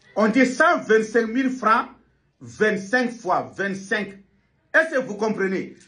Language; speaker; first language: French; non-native, local second language; Bambara